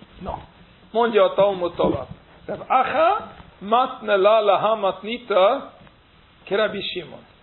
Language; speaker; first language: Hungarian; non-native, fluent; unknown